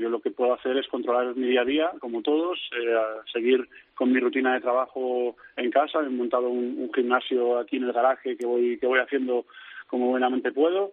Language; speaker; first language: Spanish; native; Spanish